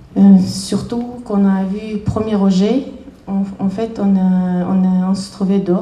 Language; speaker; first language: French; non-native, fluent; Chechen